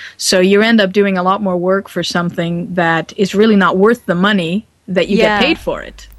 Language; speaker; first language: English; non-native, fluent; Dutch